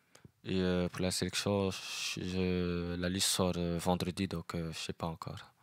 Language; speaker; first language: French; non-native, fluent; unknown